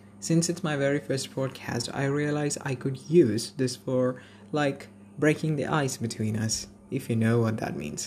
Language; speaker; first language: English; non-native, local second language; Malayalam